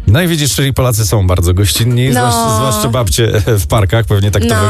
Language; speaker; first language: Polish; native; Polish